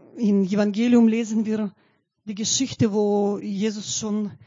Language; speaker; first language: German; non-native, fluent; Russian